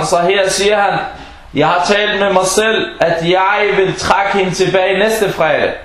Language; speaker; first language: Danish; non-native, fluent; Arabic